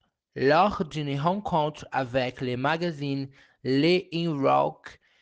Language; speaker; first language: French; non-native, learner; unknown